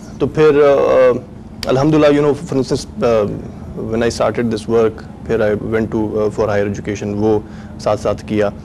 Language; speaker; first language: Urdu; non-native, local second language; Pashto